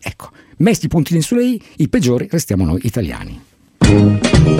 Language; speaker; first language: Italian; native; Italian